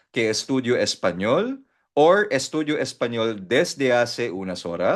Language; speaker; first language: Spanish; non-native, fluent; Filipino